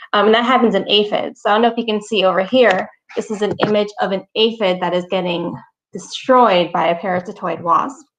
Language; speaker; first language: English; native; English